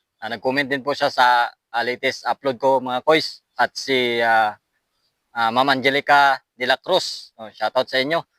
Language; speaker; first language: Filipino; native; Filipino